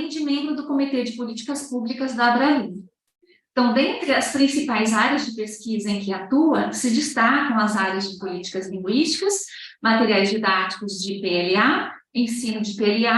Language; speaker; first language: Portuguese; native; Portuguese